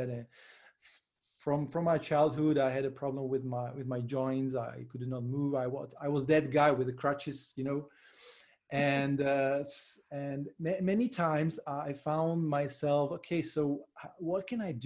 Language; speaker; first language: English; non-native, fluent; Slovak